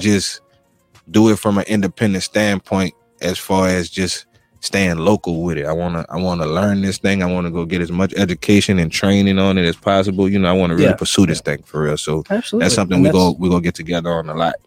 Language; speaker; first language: English; native; English